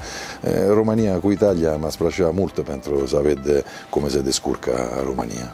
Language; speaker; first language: Romanian; non-native, learner; Italian